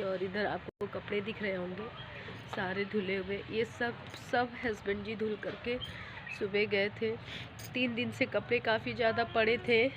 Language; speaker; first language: Hindi; native; Hindi